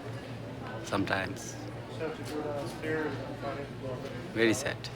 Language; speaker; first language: English; non-native, learner; Bangla